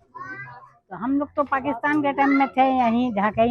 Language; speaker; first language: Hindi; early bilingual, heritage; Urdu